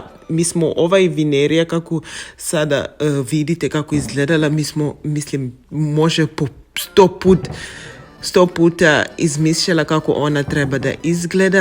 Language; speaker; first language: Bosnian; non-native, learner; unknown